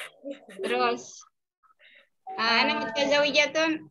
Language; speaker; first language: Arabic; non-native, learner; Indonesian